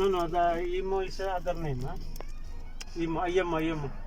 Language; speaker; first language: English; non-native, learner; Malayalam